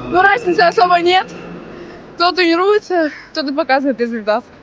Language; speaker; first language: Russian; native; Russian